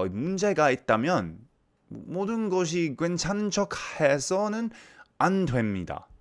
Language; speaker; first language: Korean; non-native, learner; English